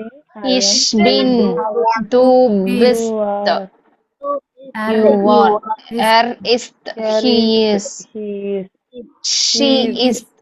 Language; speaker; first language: German; non-native, learner; Tamil